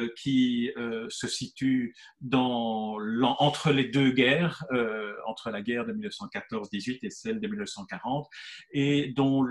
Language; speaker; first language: French; native; French